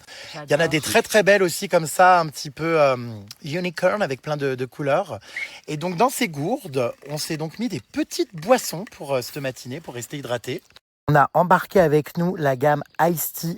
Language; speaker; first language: French; native; French